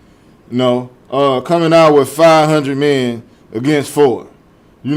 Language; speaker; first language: English; native; English